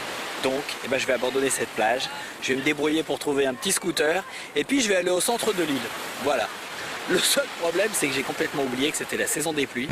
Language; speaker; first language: French; native; French